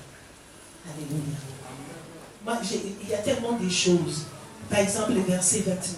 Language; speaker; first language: French; non-native, fluent; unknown